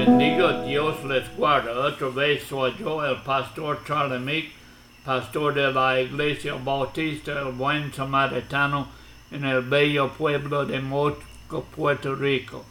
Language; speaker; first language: Spanish; non-native, fluent; English